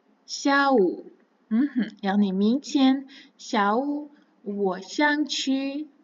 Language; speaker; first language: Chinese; non-native, fluent; Kazakh